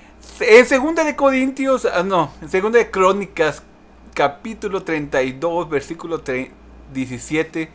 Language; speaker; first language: Spanish; early bilingual, heritage; Spanish